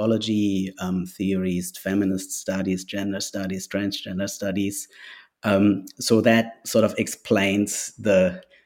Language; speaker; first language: English; non-native, fluent; German